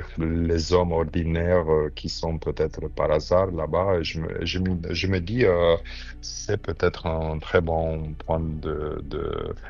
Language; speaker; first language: French; non-native, fluent; Romanian